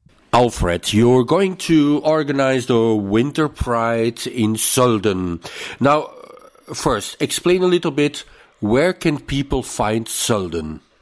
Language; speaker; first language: English; non-native, fluent; Dutch